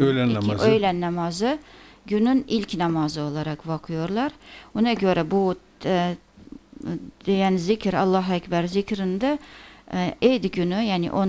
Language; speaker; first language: Turkish; non-native, fluent; Persian